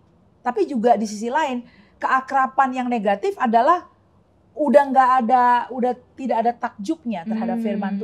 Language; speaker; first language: Indonesian; native; Indonesian